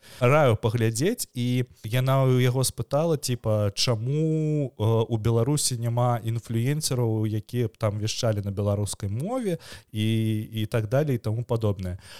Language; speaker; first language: Belarusian; non-native, local second language; Russian